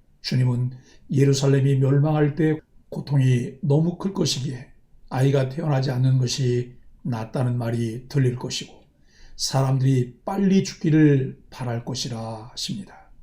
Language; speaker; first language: Korean; native; Korean